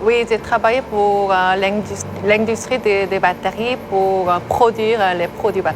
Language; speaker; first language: French; non-native, fluent; Korean